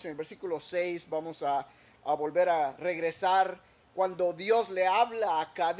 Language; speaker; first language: Spanish; native; Spanish